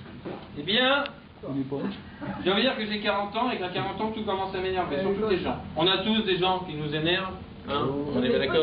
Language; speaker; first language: French; native; French